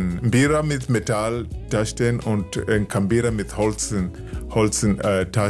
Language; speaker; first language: German; non-native, learner; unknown